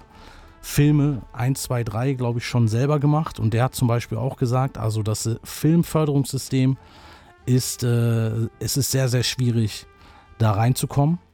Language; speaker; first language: German; native; German